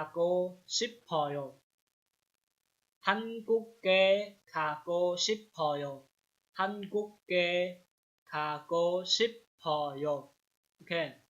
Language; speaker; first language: Korean; non-native, fluent; Hmong